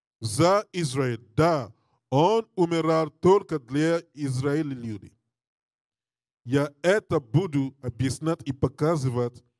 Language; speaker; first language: Russian; non-native, learner; English